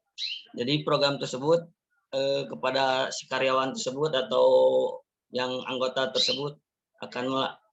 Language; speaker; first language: Indonesian; native; Indonesian